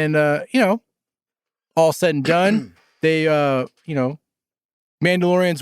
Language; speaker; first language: English; native; English